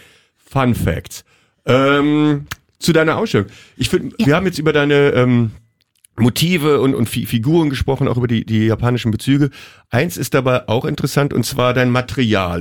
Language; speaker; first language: German; native; German